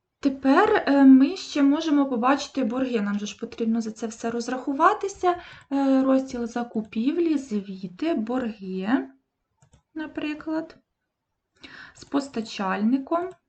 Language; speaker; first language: Ukrainian; native; Ukrainian